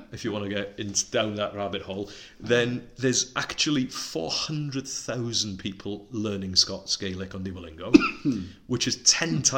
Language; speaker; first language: English; non-native, local second language; Welsh